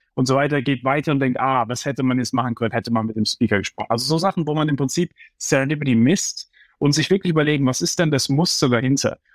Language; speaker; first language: German; native; German